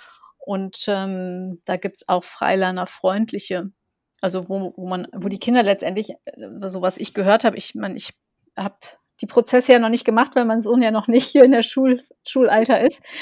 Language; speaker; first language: German; native; German